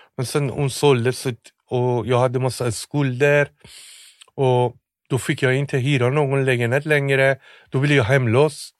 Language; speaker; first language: Swedish; non-native, fluent; Persian